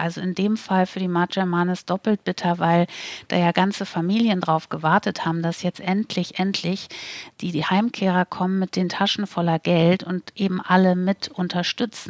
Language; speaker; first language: German; native; German